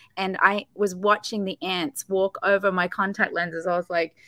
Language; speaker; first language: English; native; English